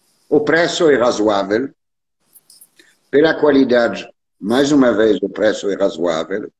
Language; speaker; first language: Portuguese; non-native, learner; French